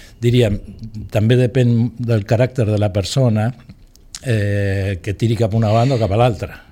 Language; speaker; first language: Catalan; non-native, local second language; Spanish